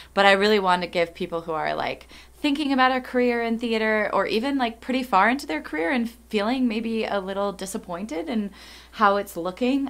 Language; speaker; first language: English; native; English